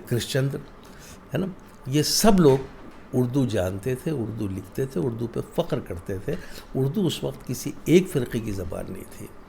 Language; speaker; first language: Urdu; native; Urdu